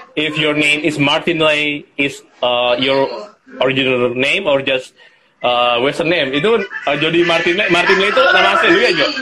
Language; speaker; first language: Indonesian; non-native, local second language; Sundanese